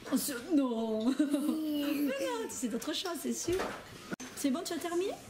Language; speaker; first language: French; native; French